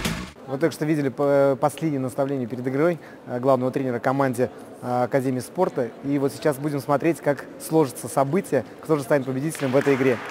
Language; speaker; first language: Russian; native; Russian